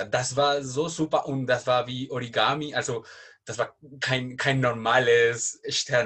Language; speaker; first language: German; non-native, learner; Spanish